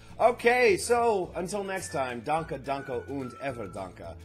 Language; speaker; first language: German; non-native, learner; English